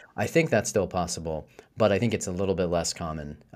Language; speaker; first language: English; native; English